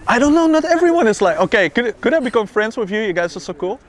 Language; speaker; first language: English; non-native, fluent; Dutch